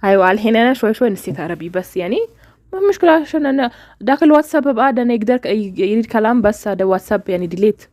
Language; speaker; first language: Arabic; non-native, learner; Amharic